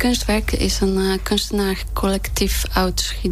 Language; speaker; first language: Dutch; non-native, fluent; Polish